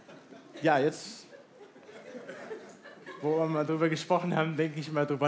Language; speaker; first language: German; native; German